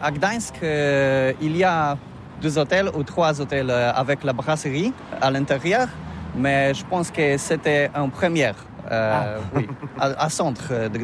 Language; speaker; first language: French; non-native, learner; Polish